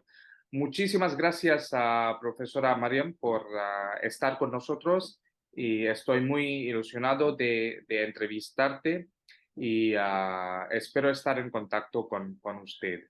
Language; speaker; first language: Spanish; non-native, fluent; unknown